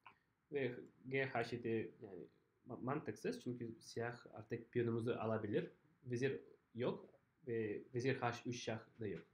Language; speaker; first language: Turkish; non-native, fluent; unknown